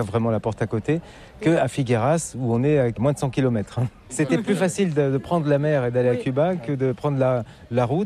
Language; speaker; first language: French; native; French